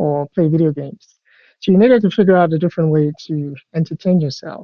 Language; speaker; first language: English; non-native, local second language; Yoruba